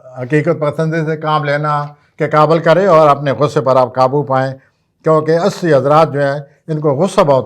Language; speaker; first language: Urdu; native; Urdu